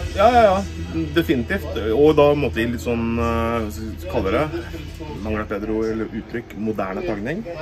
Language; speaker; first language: Norwegian; native; Norwegian